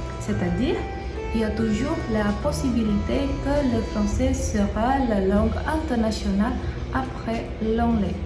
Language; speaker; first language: French; non-native, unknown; Indonesian